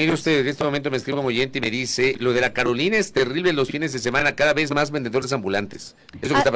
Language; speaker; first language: Spanish; native; Spanish